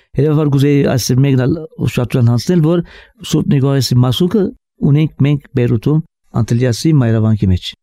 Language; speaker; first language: Armenian; early bilingual, heritage; Armenian